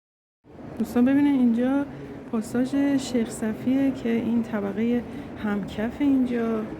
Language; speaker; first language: Persian; native; Persian